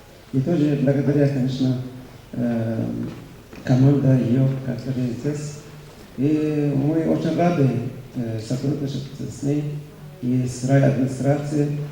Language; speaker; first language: Russian; non-native, fluent; Arabic